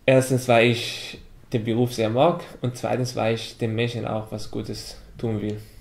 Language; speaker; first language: German; non-native, fluent; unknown